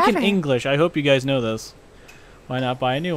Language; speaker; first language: English; native; English